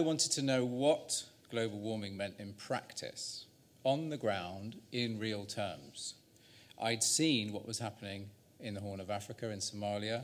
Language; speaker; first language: English; native; English